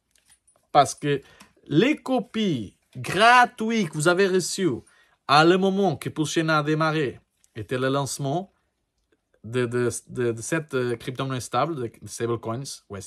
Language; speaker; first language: French; non-native, learner; Portuguese